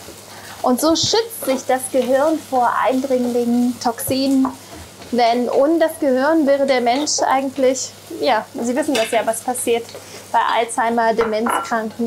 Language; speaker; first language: German; native; German